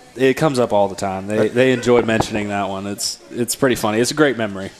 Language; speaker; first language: English; native; English